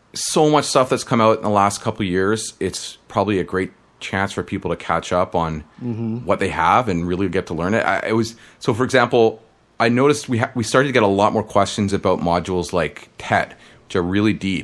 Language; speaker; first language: English; native; English